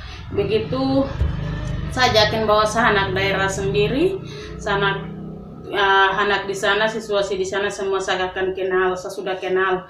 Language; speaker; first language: Indonesian; non-native, local second language; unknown